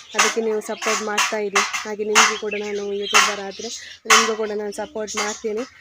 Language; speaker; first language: Kannada; non-native, local second language; Tulu